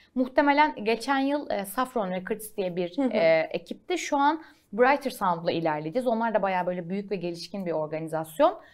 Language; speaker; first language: Turkish; native; Turkish